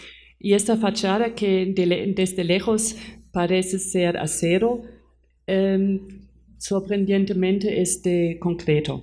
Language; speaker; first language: Spanish; non-native, fluent; German